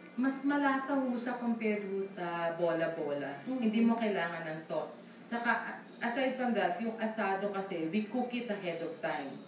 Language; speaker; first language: Filipino; non-native, local second language; Bikol